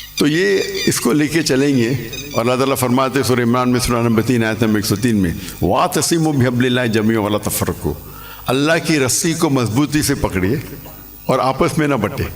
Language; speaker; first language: Urdu; non-native, local second language; English